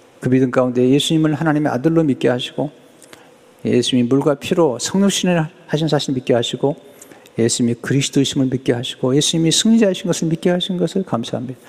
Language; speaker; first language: Korean; native; Korean